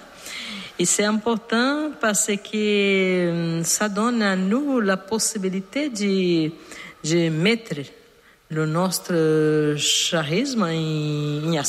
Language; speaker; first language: French; non-native, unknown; Portuguese